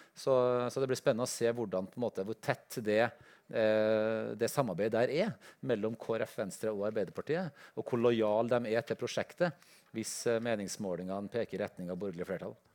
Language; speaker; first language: Norwegian; native; Norwegian